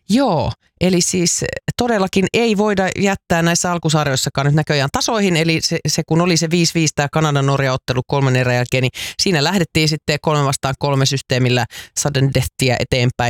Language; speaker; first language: Finnish; native; Finnish